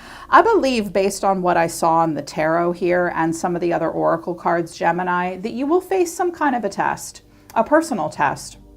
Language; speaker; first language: English; native; English